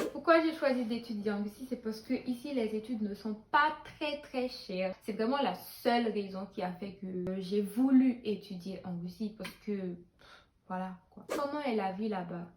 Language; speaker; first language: French; non-native, local second language; Haitian Creole